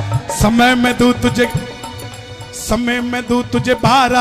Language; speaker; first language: Hindi; native; Hindi